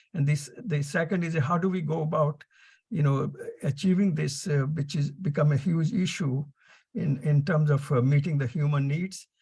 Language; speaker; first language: English; non-native, local second language; Punjabi